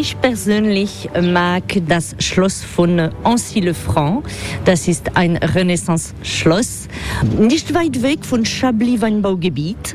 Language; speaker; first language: German; non-native, fluent; French